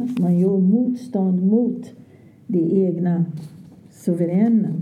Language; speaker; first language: Swedish; non-native, fluent; Portuguese